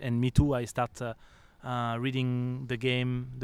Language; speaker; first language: English; non-native, fluent; French